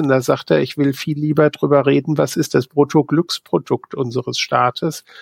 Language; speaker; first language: German; native; German